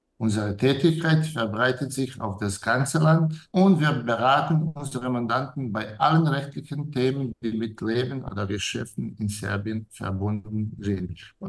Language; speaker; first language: German; non-native, fluent; Serbian